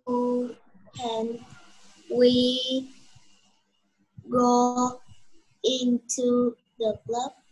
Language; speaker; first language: English; non-native, learner; Vietnamese